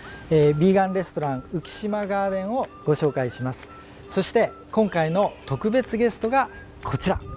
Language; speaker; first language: Japanese; native; Japanese